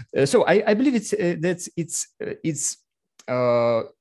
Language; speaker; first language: English; non-native, learner; Russian